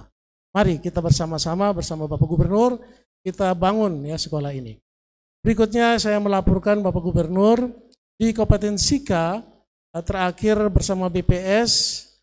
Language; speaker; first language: Indonesian; native; Indonesian